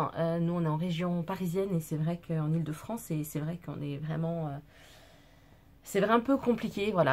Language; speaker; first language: French; native; French